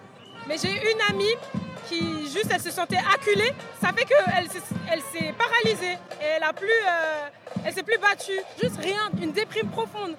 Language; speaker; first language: French; native; French